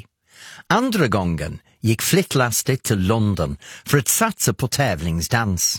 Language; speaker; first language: Swedish; non-native, fluent; English